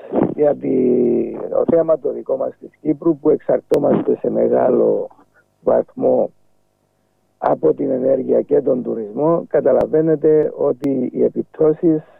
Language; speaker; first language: Greek; native; Greek